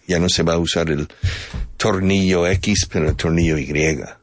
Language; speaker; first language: Spanish; non-native, fluent; English